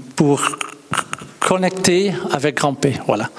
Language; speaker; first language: French; non-native, fluent; Dutch